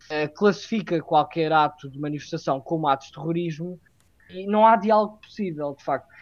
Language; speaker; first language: Portuguese; native; Portuguese